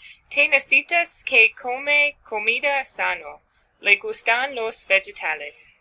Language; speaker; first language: Spanish; non-native, learner; English